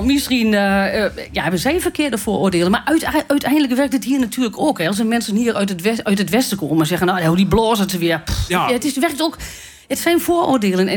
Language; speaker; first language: Dutch; native; Dutch